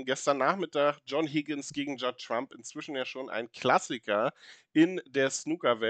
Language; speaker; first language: German; native; German